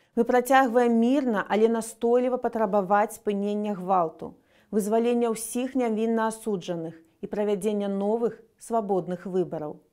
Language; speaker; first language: Belarusian; non-native, local second language; Russian